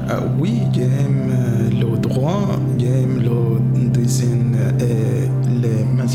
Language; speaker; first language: French; non-native, learner; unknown